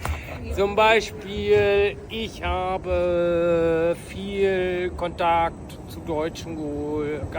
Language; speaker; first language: German; non-native, fluent; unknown